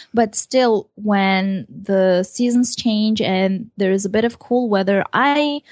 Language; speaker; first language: English; early bilingual, other home language; Hebrew